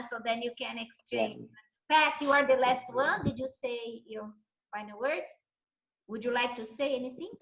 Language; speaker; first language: English; non-native, fluent; Portuguese